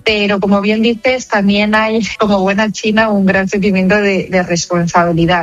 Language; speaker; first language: Spanish; native; Spanish